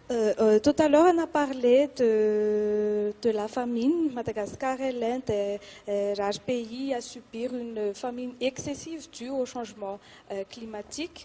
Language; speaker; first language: French; non-native, local second language; Malagasy